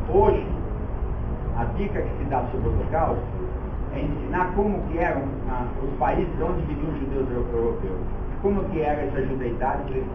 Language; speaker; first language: Portuguese; early bilingual, other home language; Yiddish